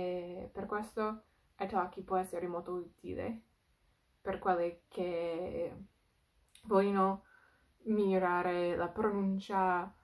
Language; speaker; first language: Italian; non-native, fluent; English